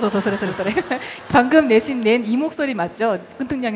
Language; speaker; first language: Korean; native; Korean